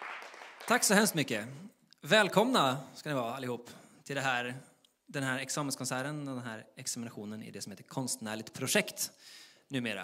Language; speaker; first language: Swedish; native; Swedish